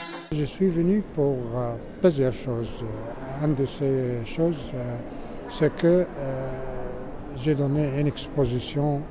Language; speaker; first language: French; non-native, fluent; Arabic